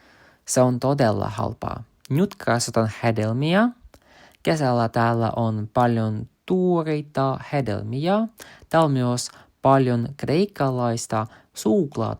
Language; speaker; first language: Finnish; non-native, learner; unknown